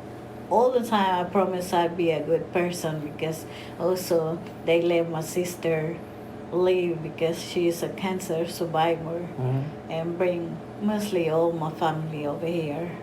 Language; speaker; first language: English; non-native, learner; Spanish